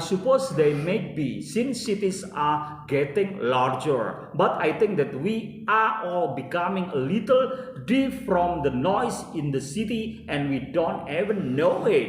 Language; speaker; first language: English; non-native, fluent; Indonesian